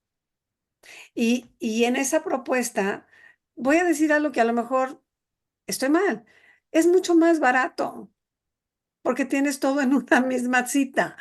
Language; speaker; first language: Spanish; native; Spanish